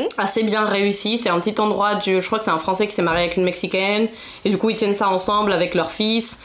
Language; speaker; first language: French; non-native, fluent; Spanish